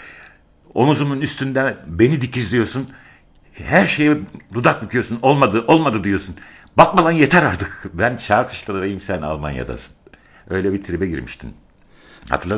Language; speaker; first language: Turkish; native; Turkish